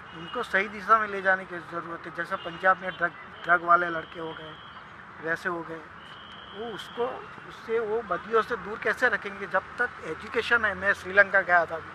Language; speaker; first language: Hindi; non-native, local second language; Gujarati